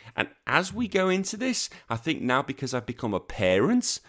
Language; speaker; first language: English; native; English